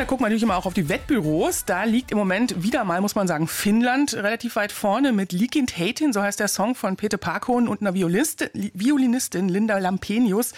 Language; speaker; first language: German; native; German